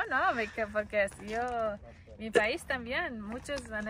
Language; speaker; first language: Spanish; non-native, learner; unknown